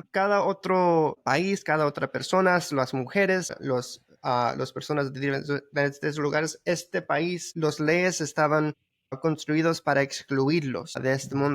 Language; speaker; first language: Spanish; early bilingual, heritage; Spanish